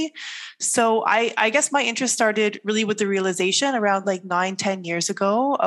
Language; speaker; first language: English; native; English